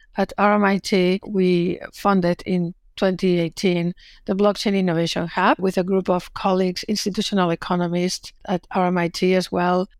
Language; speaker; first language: English; non-native, fluent; Catalan